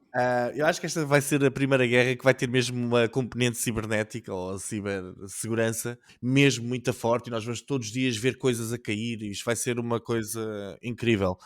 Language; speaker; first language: Portuguese; native; Portuguese